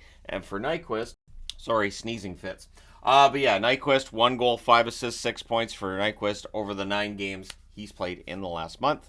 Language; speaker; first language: English; native; English